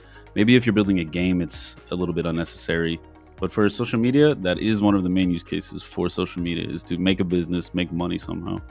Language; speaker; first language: English; native; English